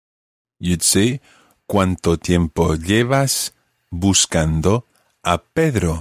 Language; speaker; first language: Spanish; non-native, fluent; English